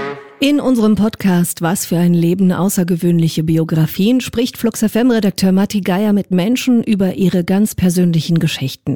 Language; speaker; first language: German; native; German